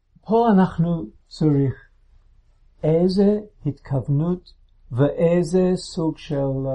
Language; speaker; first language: Hebrew; non-native, fluent; English